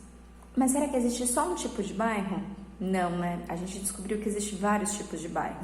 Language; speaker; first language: Portuguese; native; Portuguese